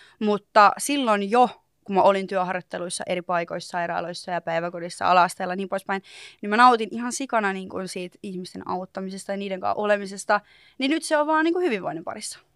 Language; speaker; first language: Finnish; native; Finnish